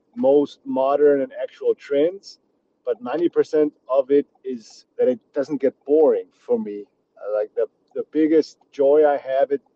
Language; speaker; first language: English; early bilingual, other home language; Czech